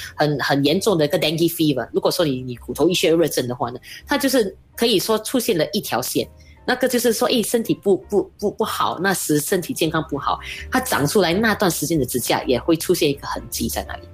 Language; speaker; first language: Chinese; native; Chinese